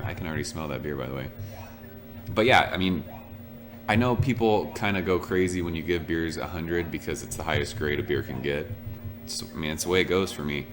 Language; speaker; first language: English; native; English